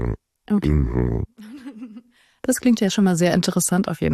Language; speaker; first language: German; native; German